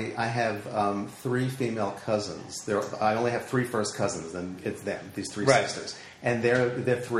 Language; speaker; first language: English; native; English